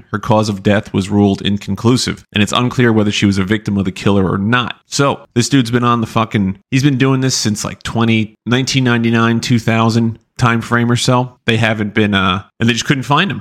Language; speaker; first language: English; native; English